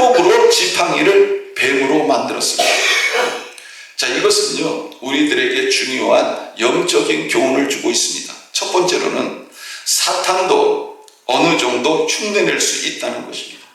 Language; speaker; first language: Korean; native; Korean